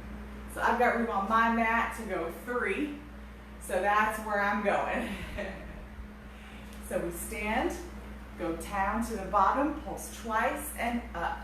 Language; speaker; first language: English; native; English